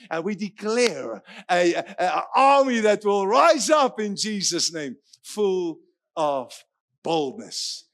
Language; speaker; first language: English; non-native, local second language; Afrikaans